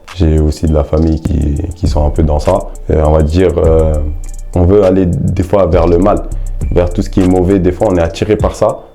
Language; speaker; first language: French; early bilingual, other home language; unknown